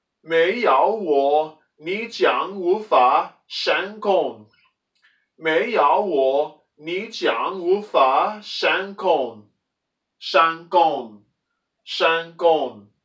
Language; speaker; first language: Chinese; non-native, learner; English